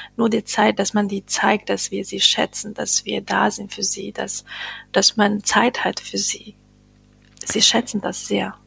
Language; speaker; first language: German; non-native, fluent; Bosnian